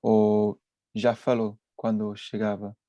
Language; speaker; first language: Portuguese; non-native, learner; English